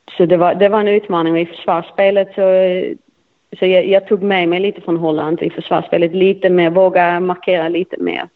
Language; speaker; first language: Swedish; non-native, fluent; Dutch